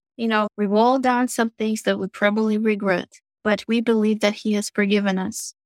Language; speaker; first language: English; non-native, fluent; Russian